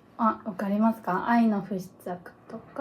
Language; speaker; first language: Japanese; early bilingual, heritage; Korean